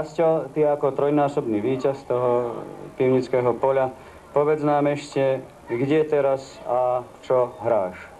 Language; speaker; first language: Slovak; native; Slovak